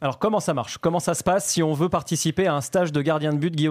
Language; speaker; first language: French; native; French